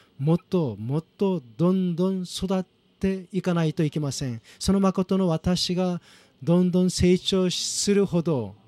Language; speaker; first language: Japanese; non-native, fluent; Korean